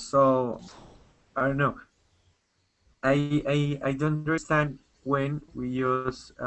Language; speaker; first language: English; non-native, learner; Spanish